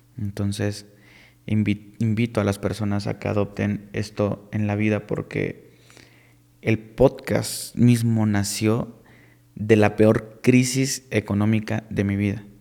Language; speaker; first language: Spanish; native; Spanish